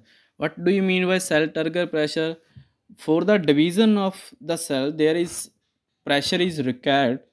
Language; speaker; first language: English; non-native, local second language; Punjabi